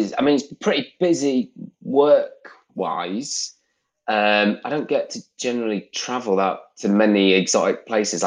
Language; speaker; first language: English; native; English